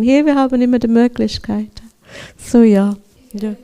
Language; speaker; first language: German; non-native, learner; English